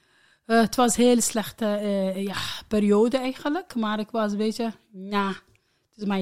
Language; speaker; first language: Dutch; non-native, learner; Arabic